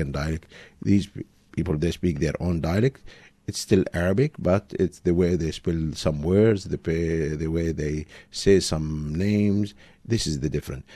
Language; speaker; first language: English; non-native, fluent; Arabic